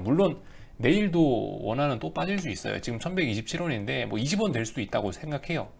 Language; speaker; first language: Korean; native; Korean